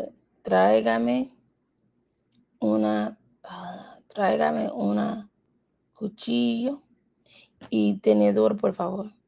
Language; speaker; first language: Spanish; non-native, learner; English